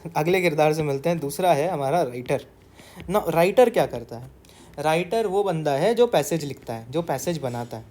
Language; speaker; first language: Hindi; non-native, local second language; Marathi